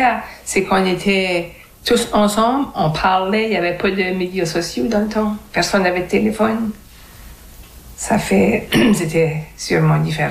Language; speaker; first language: French; native; French